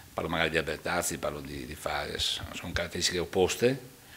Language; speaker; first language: Italian; native; Italian